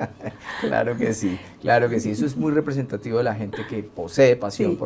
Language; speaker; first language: Spanish; native; Spanish